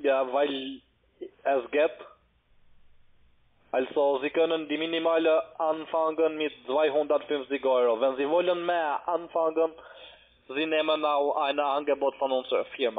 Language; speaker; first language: German; non-native, learner; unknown